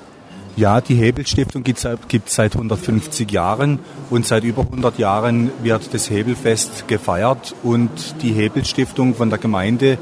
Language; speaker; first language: German; native; German